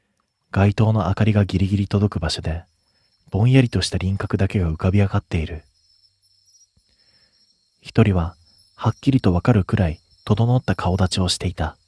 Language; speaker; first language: Japanese; native; Japanese